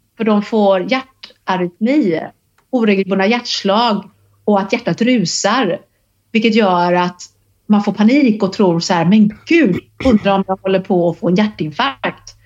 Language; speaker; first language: Swedish; native; Swedish